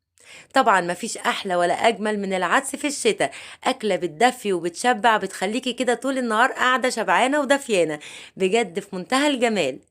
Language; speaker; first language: Arabic; native; Arabic